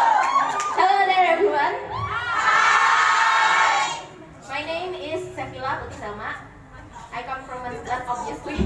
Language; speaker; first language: English; non-native, learner; Indonesian